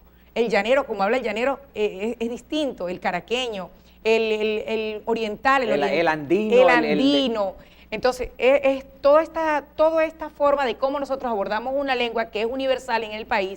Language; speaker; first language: Spanish; native; Spanish